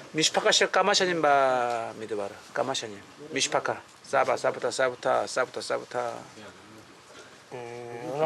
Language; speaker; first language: Hebrew; non-native, learner; Korean